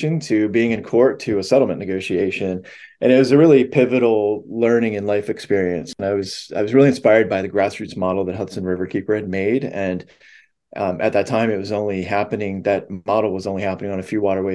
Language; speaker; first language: English; native; English